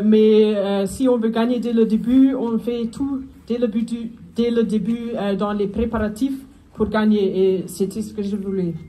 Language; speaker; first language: French; non-native, fluent; Afrikaans